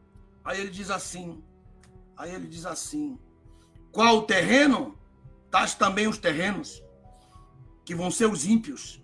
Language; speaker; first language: Portuguese; native; Portuguese